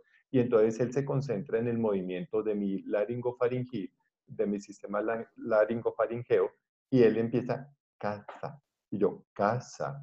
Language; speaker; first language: Spanish; native; Spanish